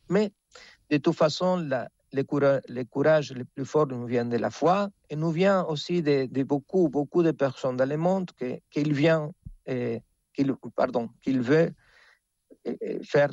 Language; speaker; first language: French; non-native, fluent; Spanish